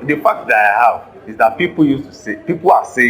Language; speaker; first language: English; non-native, local second language; Yoruba